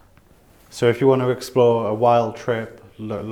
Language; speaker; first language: English; native; English